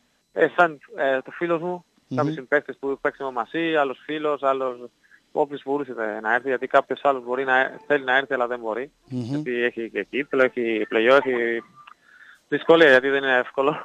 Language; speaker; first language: Greek; non-native, learner; Spanish